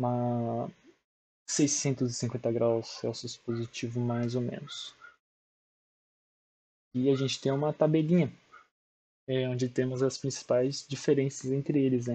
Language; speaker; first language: Portuguese; native; Portuguese